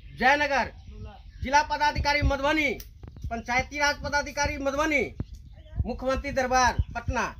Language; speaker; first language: Hindi; native; Hindi